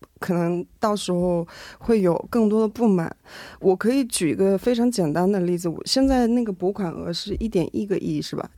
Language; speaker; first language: Chinese; non-native, fluent; Korean